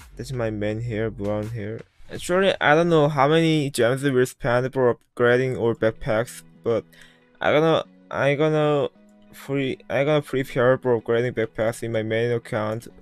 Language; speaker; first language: English; non-native, learner; Korean